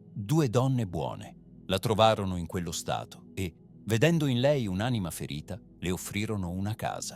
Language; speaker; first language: Italian; native; Italian